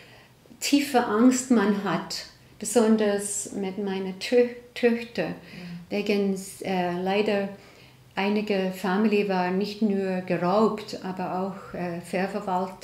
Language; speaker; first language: German; non-native, learner; English